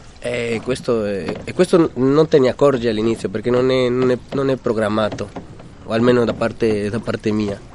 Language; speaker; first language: Italian; non-native, fluent; Spanish